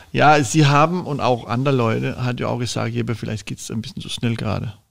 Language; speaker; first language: German; non-native, fluent; Danish